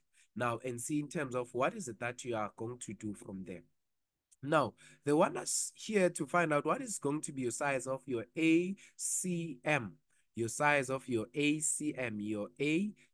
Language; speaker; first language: English; non-native, local second language; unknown